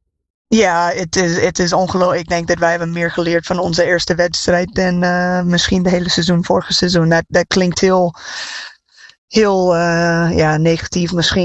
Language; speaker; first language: Dutch; non-native, fluent; English